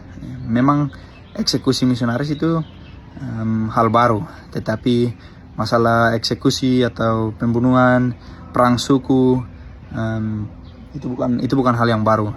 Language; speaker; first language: Indonesian; early bilingual, other home language; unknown